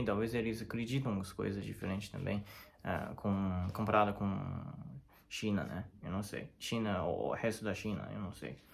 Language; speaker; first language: Portuguese; non-native, learner; Chinese